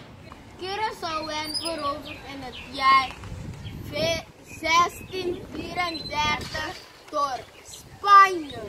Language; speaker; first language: Dutch; non-native, local second language; Papiamento